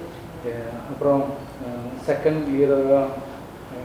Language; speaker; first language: Tamil; non-native, learner; Malayalam